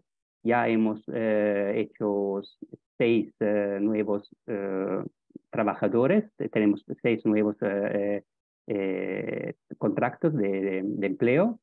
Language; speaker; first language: Spanish; non-native, fluent; Italian